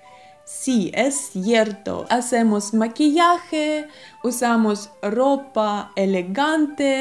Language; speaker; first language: Spanish; non-native, fluent; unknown